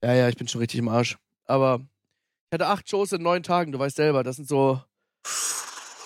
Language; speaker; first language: German; native; German